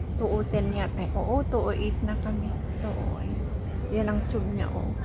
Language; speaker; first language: Filipino; native; Filipino